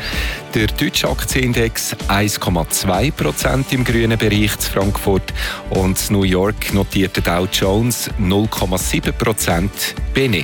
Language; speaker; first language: German; native; German